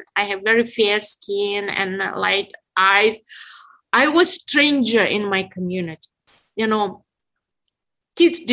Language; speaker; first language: English; non-native, fluent; Uzbek